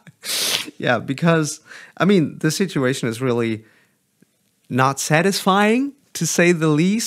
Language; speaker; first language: English; non-native, fluent; German